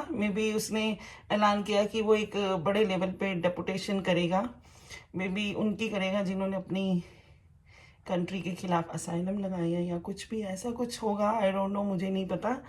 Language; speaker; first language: Hindi; native; Hindi